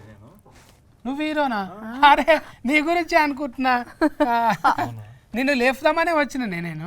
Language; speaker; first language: Telugu; native; Telugu